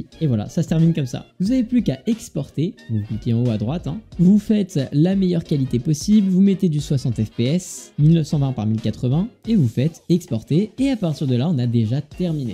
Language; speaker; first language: French; native; French